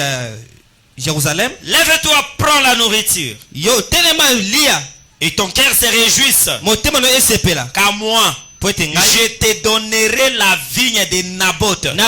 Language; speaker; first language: Haitian Creole; non-native, local second language; Lingala